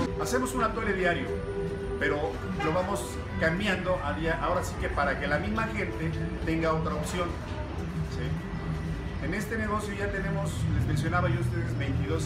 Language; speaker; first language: Spanish; native; Spanish